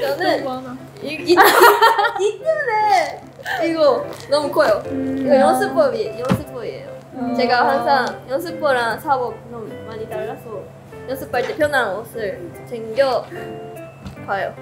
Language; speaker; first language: Korean; non-native, fluent; Japanese